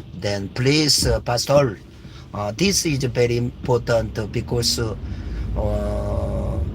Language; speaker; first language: English; non-native, learner; Korean